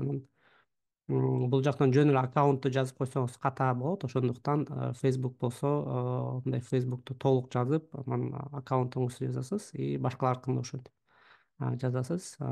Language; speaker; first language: Kyrgyz; native; Kyrgyz